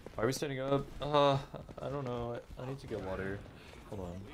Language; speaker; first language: English; native; English